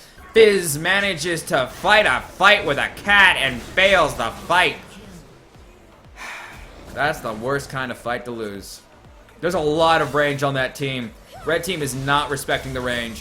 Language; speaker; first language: English; native; English